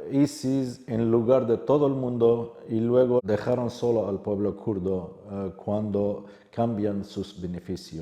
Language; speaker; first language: Spanish; non-native, fluent; Kurdish